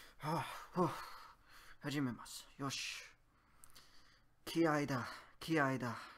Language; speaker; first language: Japanese; non-native, learner; English